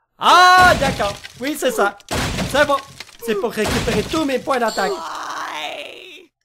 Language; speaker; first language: French; native; French